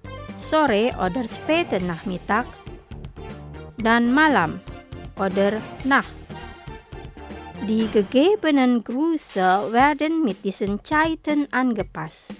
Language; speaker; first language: German; non-native, fluent; Indonesian